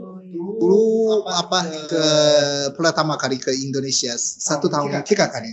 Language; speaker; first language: Indonesian; non-native, learner; Japanese